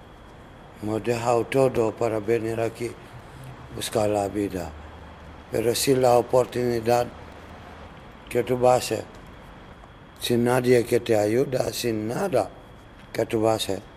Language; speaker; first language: Spanish; non-native, learner; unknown